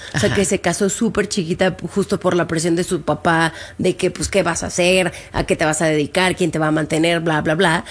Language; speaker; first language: Spanish; native; Spanish